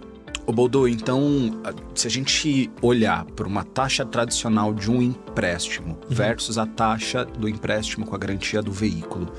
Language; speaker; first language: Portuguese; native; Portuguese